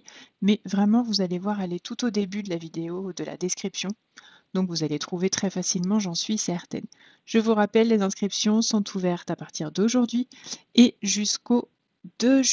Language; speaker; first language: French; native; French